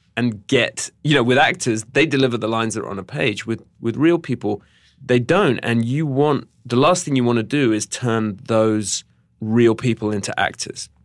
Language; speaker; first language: English; native; English